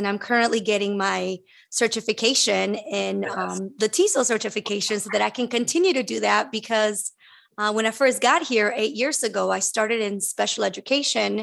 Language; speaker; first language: English; early bilingual, other home language; Spanish